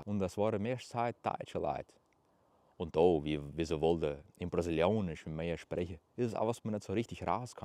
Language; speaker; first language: German; early bilingual, heritage; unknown